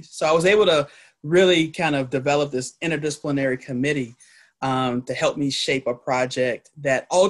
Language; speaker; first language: English; native; English